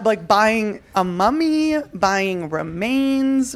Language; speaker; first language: English; native; English